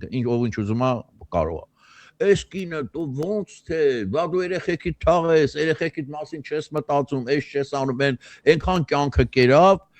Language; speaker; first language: Armenian; native; Armenian